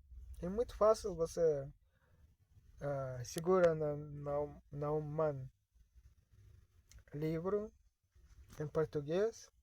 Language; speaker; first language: Portuguese; non-native, fluent; Russian